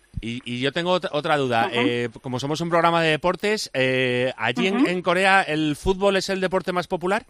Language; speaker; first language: Spanish; native; Spanish